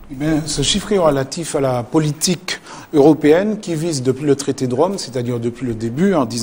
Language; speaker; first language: French; native; French